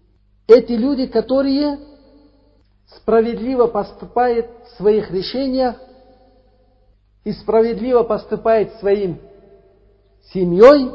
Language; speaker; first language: Russian; non-native, learner; Uzbek